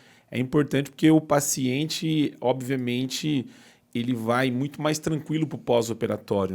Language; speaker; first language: Portuguese; native; Portuguese